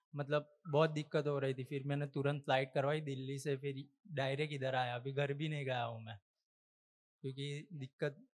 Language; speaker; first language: Hindi; non-native, local second language; Gujarati